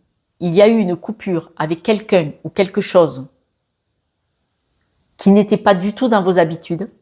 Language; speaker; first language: French; native; French